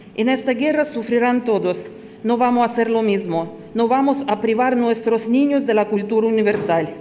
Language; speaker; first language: Spanish; non-native, fluent; Russian